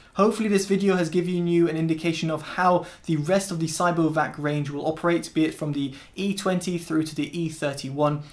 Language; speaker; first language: English; native; English